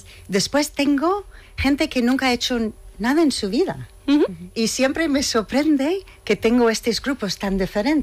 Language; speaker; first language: Spanish; non-native, fluent; English